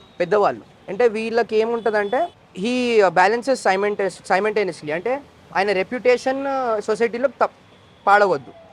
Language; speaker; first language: Telugu; native; Telugu